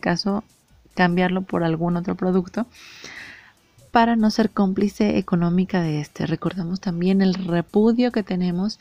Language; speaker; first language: Spanish; native; Spanish